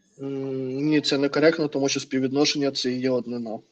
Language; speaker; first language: Ukrainian; non-native, learner; Russian